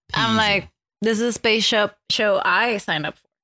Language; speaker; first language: English; non-native, fluent; Spanish